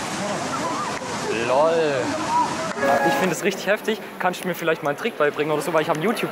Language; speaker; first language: German; native; German